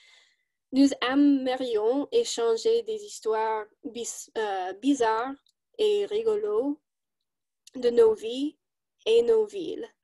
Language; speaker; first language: French; non-native, learner; English